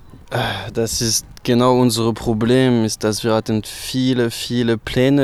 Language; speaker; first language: German; non-native, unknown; French